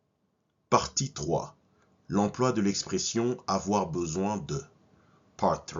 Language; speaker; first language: French; non-native, fluent; English